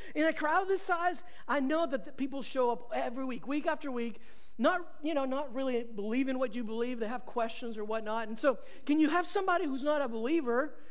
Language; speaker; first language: English; early bilingual, other home language; Spanish